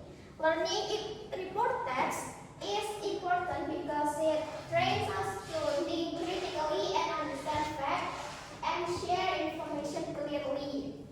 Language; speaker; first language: English; non-native, learner; Indonesian